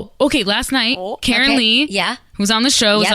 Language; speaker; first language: English; native; English